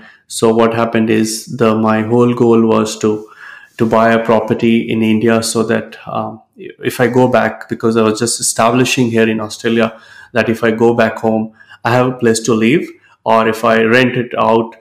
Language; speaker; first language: English; non-native, local second language; Hindi